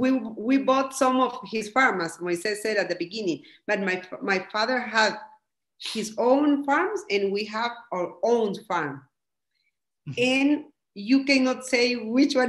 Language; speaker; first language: English; non-native, fluent; Spanish